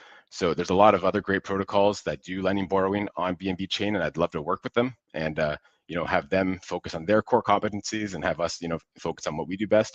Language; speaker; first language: English; native; English